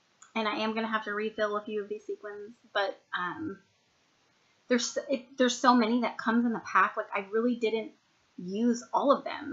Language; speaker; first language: English; native; English